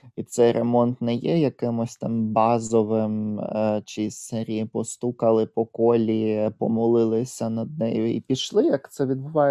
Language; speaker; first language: Ukrainian; native; Ukrainian